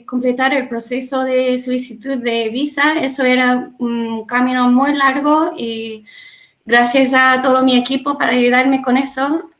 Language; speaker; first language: Spanish; non-native, learner; English